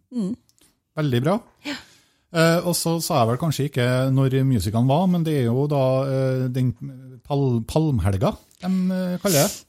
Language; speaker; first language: Norwegian; native; Norwegian